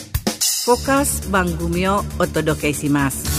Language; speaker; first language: Japanese; non-native, fluent; Indonesian